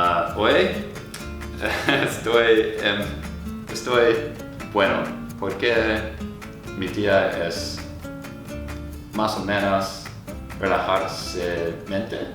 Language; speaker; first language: Spanish; non-native, learner; English